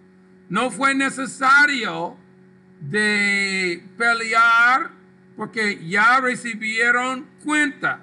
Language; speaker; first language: Spanish; non-native, local second language; English